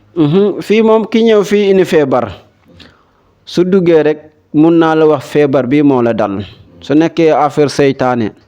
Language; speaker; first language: Wolof; non-native, local second language; Serer